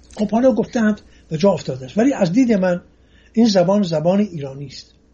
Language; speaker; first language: Persian; non-native, local second language; Assyrian Neo-Aramaic